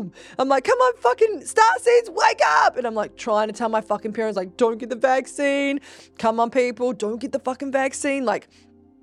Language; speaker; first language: English; native; English